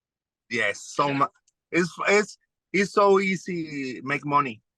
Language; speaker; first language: English; non-native, learner; Spanish